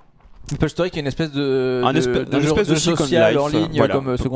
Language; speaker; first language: French; native; French